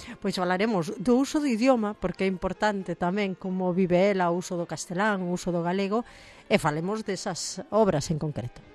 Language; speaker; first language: Galician; native; Galician